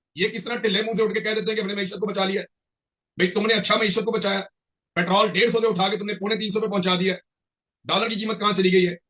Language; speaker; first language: Urdu; non-native, local second language; Punjabi